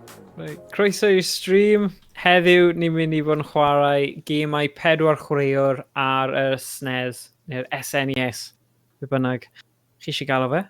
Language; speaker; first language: Welsh; native; Welsh